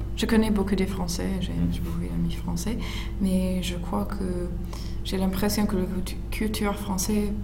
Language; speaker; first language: French; non-native, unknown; English